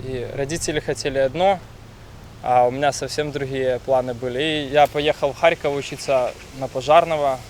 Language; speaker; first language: Russian; native; Russian